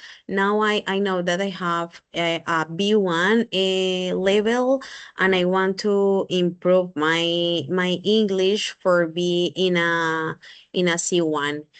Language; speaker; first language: English; non-native, learner; Spanish